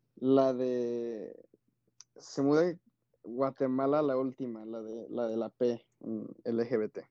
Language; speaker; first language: Spanish; early bilingual, heritage; Spanish